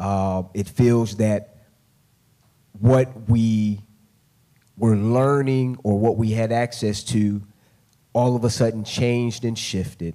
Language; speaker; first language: English; native; English